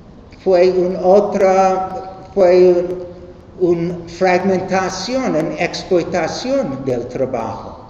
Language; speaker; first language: Spanish; non-native, learner; English